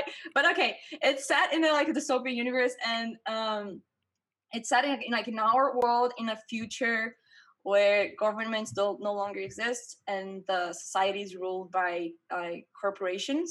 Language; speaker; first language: English; non-native, fluent; Portuguese